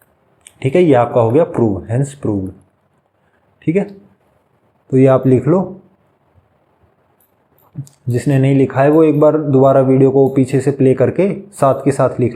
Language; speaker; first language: Hindi; native; Hindi